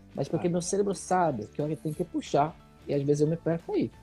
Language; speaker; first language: Portuguese; non-native, fluent; Italian